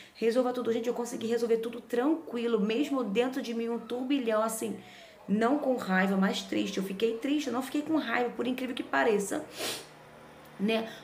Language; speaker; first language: Portuguese; native; Portuguese